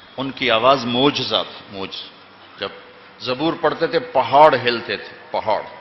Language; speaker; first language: Urdu; non-native, local second language; Punjabi